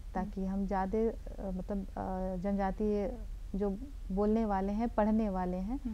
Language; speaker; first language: Hindi; native; Hindi